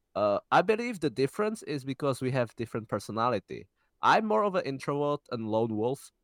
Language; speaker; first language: English; early bilingual, heritage; Czech